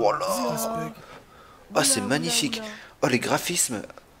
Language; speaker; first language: French; native; French